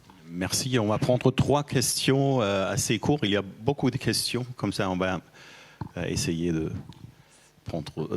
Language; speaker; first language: French; non-native, fluent; German